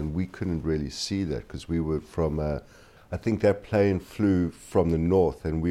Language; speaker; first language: English; native; English